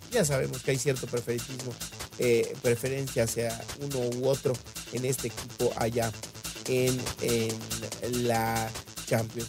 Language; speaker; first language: Spanish; native; Spanish